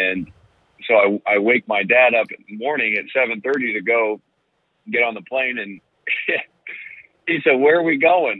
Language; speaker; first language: English; native; English